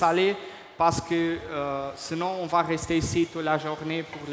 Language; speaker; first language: French; non-native, fluent; Portuguese